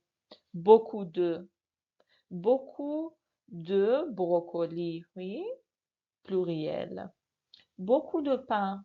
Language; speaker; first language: French; non-native, fluent; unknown